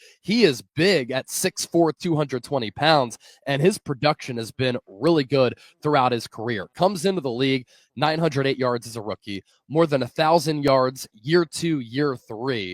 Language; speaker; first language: English; native; English